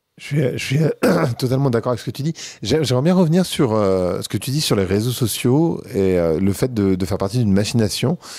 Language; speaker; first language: French; native; French